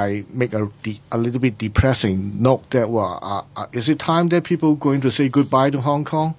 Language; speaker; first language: English; non-native, local second language; Cantonese